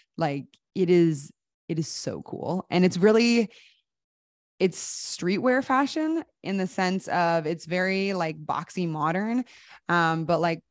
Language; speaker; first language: English; native; English